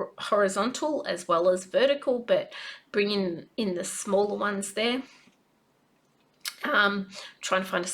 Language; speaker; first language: English; native; English